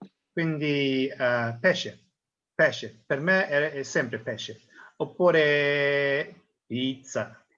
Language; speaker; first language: Italian; non-native, learner; English